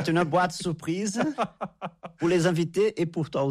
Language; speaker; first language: French; non-native, fluent; Portuguese